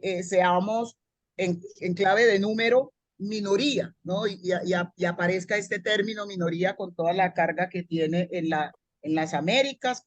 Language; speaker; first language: Spanish; native; Spanish